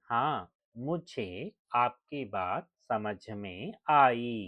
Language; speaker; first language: Hindi; non-native, local second language; Telugu